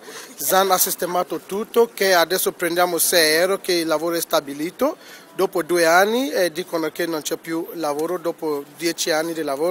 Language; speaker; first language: Italian; non-native, fluent; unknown